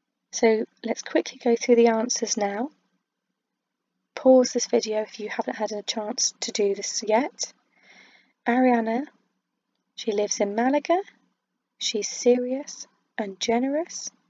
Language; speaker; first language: English; native; English